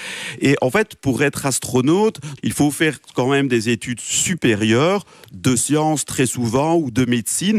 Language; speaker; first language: French; native; French